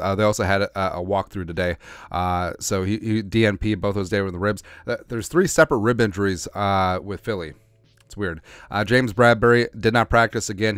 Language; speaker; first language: English; native; English